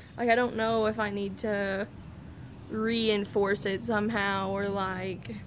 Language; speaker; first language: English; native; English